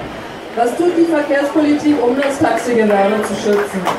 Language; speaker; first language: German; native; German